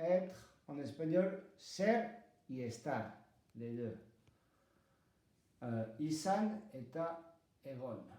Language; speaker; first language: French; non-native, fluent; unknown